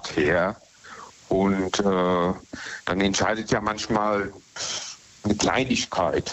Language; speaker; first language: German; native; German